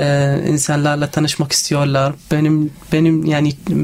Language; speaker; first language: Turkish; non-native, fluent; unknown